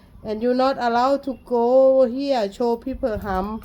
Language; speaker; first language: English; non-native, learner; Northeastern Thai